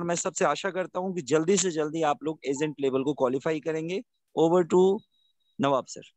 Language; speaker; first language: Hindi; native; Hindi